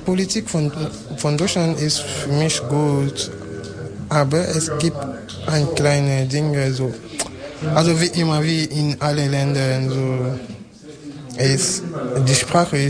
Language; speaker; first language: German; non-native, fluent; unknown